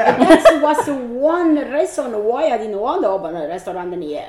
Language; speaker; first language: English; non-native, learner; Italian